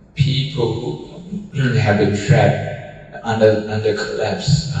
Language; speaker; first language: English; non-native, fluent; Burmese